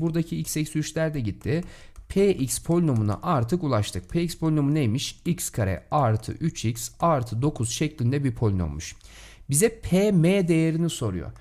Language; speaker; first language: Turkish; native; Turkish